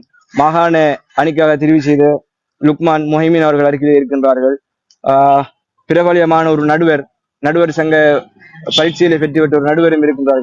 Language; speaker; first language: Tamil; native; Tamil